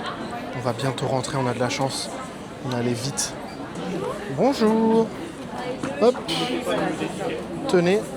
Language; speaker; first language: French; native; French